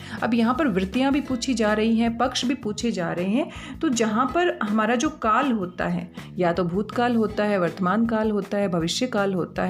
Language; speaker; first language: Hindi; native; Hindi